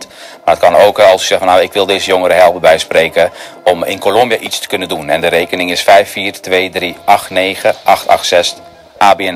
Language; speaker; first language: Dutch; non-native, fluent; Spanish